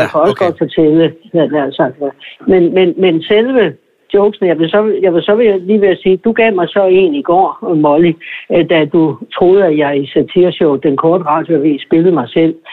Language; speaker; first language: Danish; native; Danish